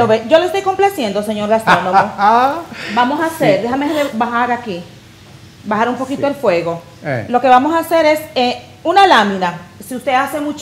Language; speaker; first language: Spanish; native; Spanish